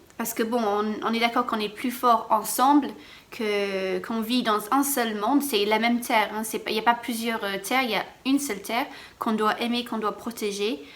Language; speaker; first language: French; non-native, fluent; English